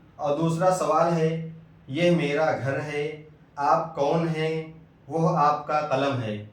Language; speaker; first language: Urdu; native; Urdu